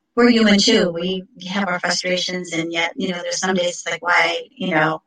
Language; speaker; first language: English; native; English